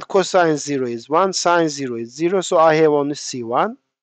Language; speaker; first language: English; non-native, fluent; Turkish